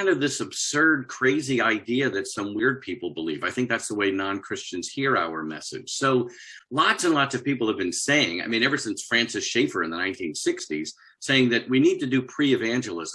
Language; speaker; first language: English; native; English